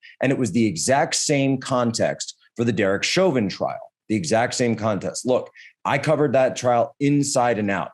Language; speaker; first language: English; native; English